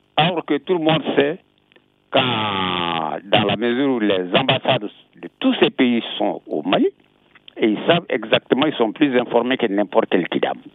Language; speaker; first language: French; non-native, local second language; Bambara